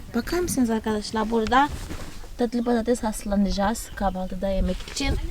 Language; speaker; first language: Turkish; non-native, fluent; Portuguese